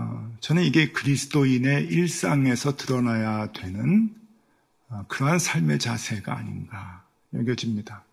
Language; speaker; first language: Korean; native; Korean